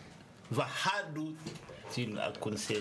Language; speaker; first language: Danish; non-native, fluent; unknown